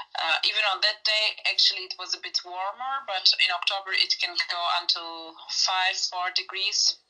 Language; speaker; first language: English; non-native, fluent; Turkish